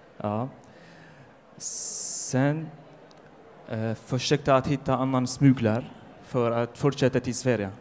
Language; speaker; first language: Swedish; non-native, learner; Arabic